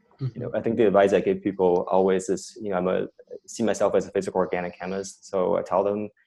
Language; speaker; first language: English; non-native, fluent; Chinese